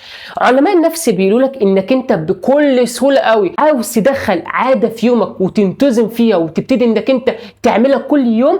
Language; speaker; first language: Arabic; native; Arabic